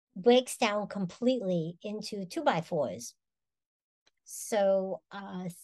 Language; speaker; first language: English; native; English